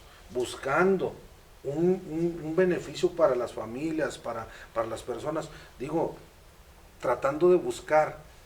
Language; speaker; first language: Spanish; native; Spanish